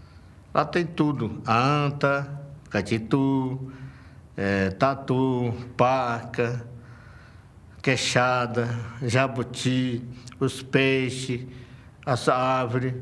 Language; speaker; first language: Portuguese; non-native, local second language; Yanomámi